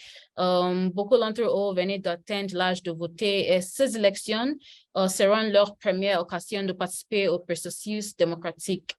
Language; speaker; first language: French; non-native, learner; Yoruba